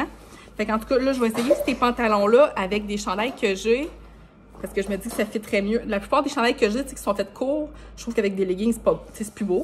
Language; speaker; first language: French; native; French